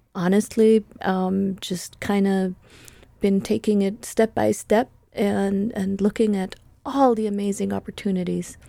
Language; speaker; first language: English; non-native, fluent; Spanish